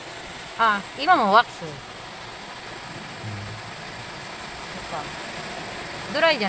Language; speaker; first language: Japanese; non-native, learner; Filipino